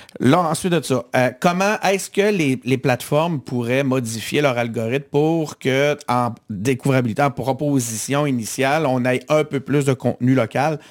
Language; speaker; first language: French; native; French